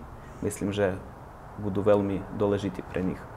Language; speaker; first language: Slovak; non-native, fluent; Ukrainian